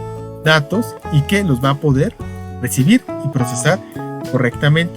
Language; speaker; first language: Spanish; native; Spanish